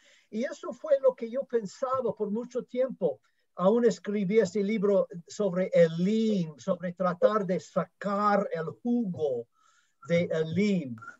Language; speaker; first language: Spanish; non-native, fluent; English